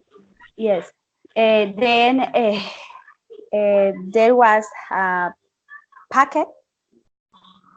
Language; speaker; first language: English; non-native, learner; Spanish